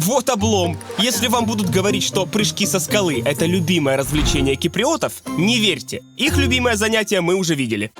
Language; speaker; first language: Russian; native; Russian